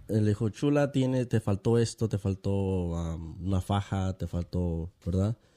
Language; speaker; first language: Spanish; early bilingual, heritage; Spanish